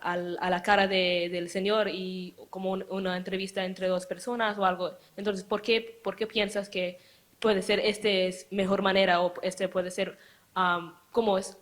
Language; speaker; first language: Spanish; non-native, learner; English